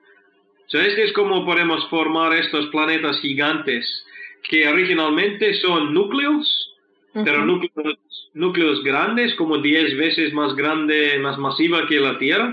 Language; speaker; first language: Spanish; non-native, fluent; English